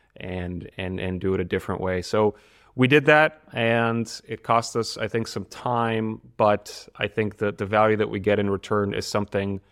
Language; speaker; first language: English; non-native, fluent; Bulgarian